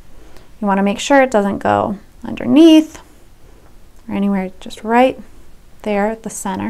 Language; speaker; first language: English; native; English